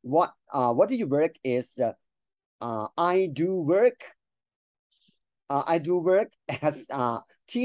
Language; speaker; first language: English; non-native, fluent; Thai